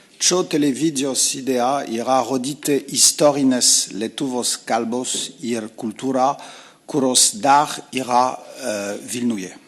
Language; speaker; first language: Lithuanian; non-native, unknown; French